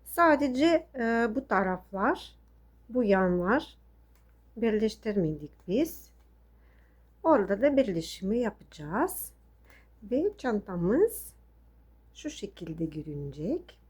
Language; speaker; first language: Turkish; non-native, fluent; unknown